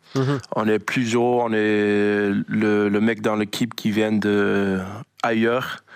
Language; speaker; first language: French; non-native, learner; English